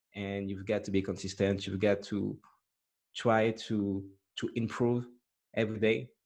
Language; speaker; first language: English; non-native, fluent; French